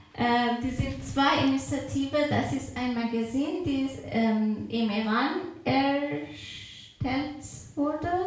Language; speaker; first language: German; non-native, fluent; Persian